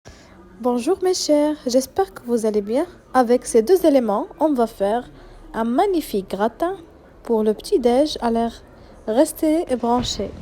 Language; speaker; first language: French; non-native, local second language; Arabic